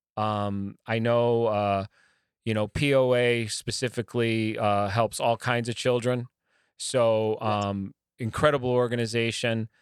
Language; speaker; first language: English; native; English